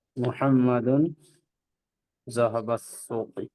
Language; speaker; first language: Arabic; non-native, learner; Urdu